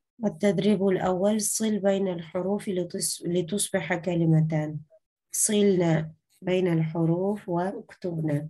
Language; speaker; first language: Arabic; non-native, fluent; Uzbek